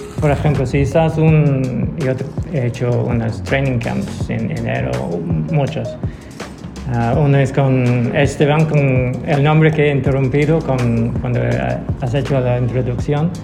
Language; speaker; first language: Spanish; non-native, learner; English